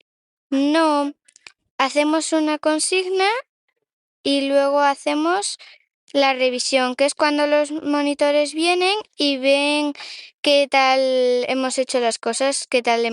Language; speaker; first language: Spanish; native; Spanish